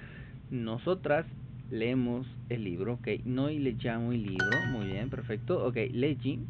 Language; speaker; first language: Italian; non-native, learner; Spanish